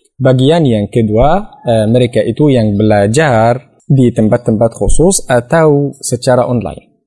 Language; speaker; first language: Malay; non-native, fluent; Arabic